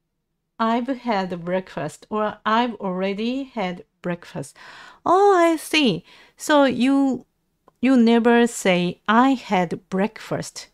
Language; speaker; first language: English; non-native, learner; Japanese